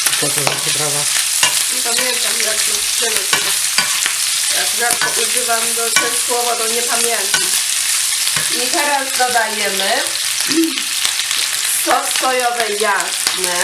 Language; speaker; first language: Polish; non-native, learner; Chinese